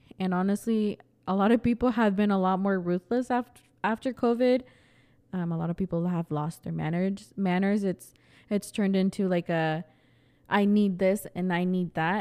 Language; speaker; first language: English; early bilingual, other home language; Spanish